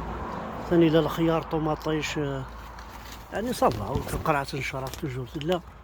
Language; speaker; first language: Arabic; native; Arabic